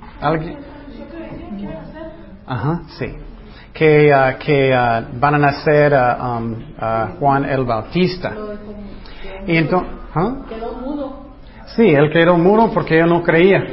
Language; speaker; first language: Spanish; non-native, fluent; English